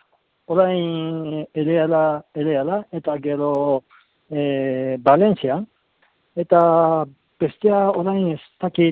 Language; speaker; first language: Basque; non-native, learner; Japanese